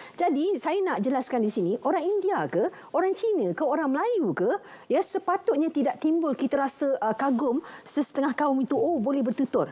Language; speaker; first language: Malay; native; Malay